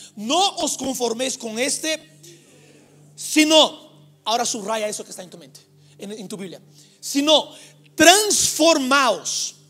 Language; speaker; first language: Spanish; non-native, fluent; Portuguese